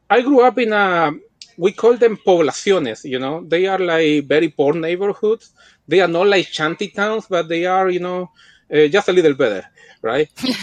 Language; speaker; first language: English; non-native, fluent; Spanish